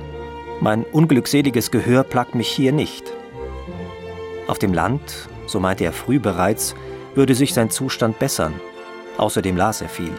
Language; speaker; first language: German; native; German